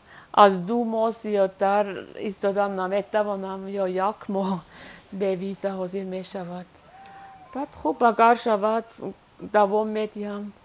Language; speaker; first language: Persian; non-native, learner; Swiss German